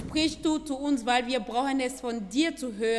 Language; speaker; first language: German; non-native, fluent; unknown